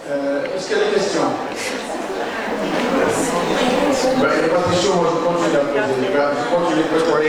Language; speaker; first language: French; non-native, local second language; Arabic